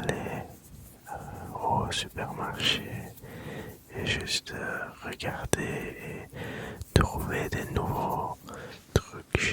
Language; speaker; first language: French; early bilingual, other home language; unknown